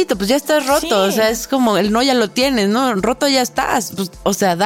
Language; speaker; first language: Spanish; native; Spanish